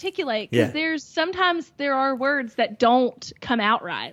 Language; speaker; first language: English; native; English